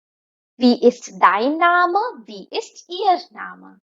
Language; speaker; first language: German; non-native, fluent; Hindi